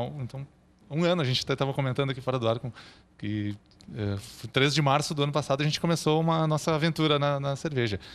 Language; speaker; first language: Portuguese; native; Portuguese